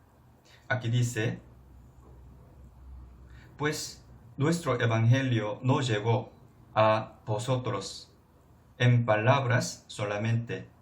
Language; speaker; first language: Spanish; non-native, fluent; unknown